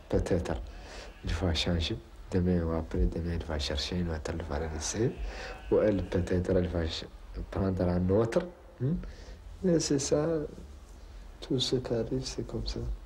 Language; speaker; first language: French; non-native, learner; Arabic